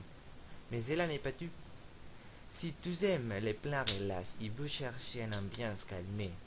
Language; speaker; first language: French; non-native, learner; Spanish